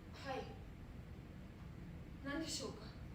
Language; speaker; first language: Japanese; non-native, fluent; German